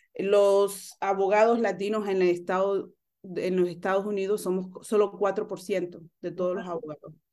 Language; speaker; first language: Spanish; early bilingual, heritage; Spanish